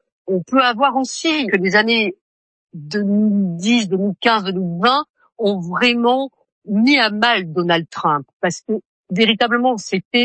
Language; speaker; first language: French; native; French